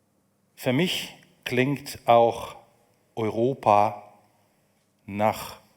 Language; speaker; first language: German; non-native, fluent; Ukrainian